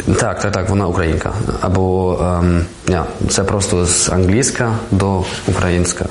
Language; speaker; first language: Ukrainian; non-native, learner; German